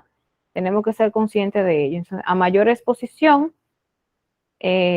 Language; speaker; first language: Spanish; native; Spanish